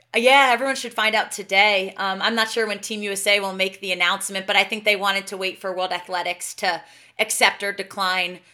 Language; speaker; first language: English; native; English